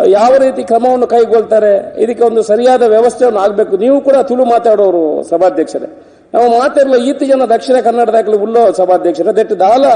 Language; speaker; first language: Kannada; non-native, local second language; Tulu